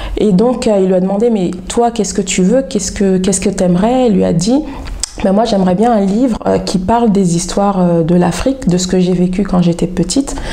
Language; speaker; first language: French; native; French